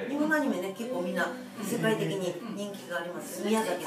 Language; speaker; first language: Japanese; native; Japanese